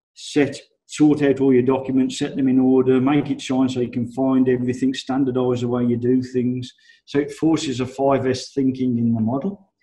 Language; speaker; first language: English; native; English